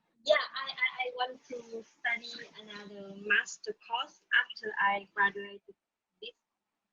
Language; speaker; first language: English; non-native, learner; Vietnamese